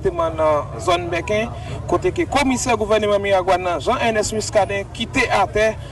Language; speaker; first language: Haitian Creole; native; Haitian Creole